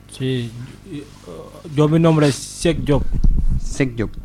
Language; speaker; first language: Spanish; non-native, learner; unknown